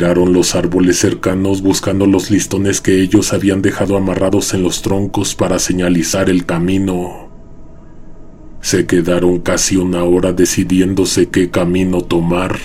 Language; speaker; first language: Spanish; native; Spanish